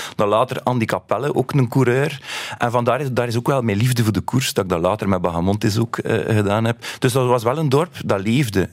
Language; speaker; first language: Dutch; native; Dutch